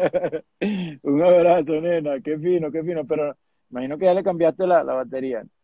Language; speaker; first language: Spanish; native; Spanish